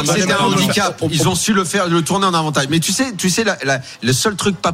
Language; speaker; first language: French; native; French